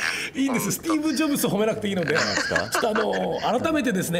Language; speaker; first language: Japanese; native; Japanese